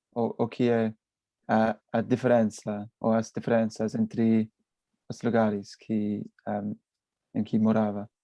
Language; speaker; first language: Portuguese; non-native, learner; English